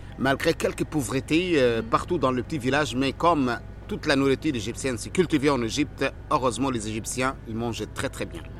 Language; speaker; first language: French; non-native, fluent; Arabic